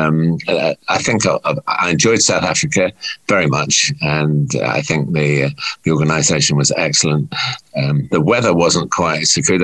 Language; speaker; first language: English; native; English